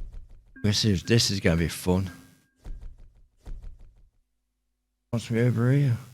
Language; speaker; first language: English; native; English